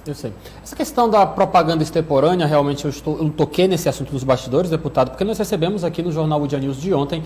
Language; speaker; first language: Portuguese; native; Portuguese